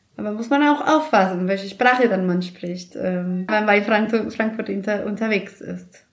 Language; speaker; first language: German; non-native, fluent; Spanish